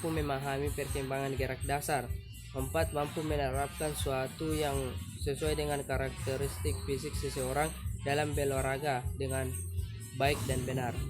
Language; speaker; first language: Indonesian; native; Indonesian